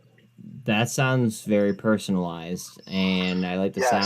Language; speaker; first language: English; native; English